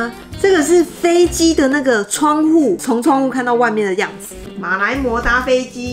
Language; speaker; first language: Chinese; native; Chinese